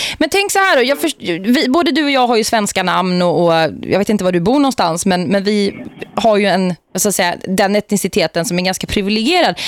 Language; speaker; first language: Swedish; native; Swedish